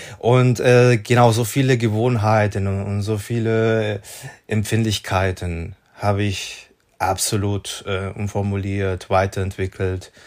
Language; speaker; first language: German; non-native, fluent; Spanish